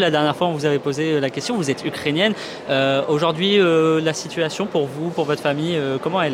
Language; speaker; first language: French; native; French